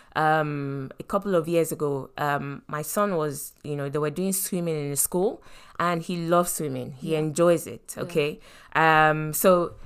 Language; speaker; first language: English; non-native, local second language; Yoruba